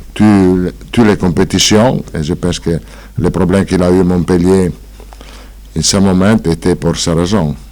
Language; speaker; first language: French; non-native, fluent; Italian